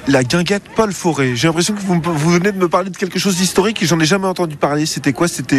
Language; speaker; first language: French; native; French